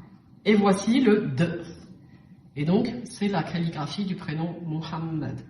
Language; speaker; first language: French; native; French